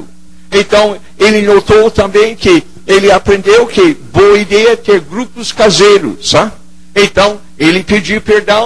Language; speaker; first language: Portuguese; non-native, fluent; English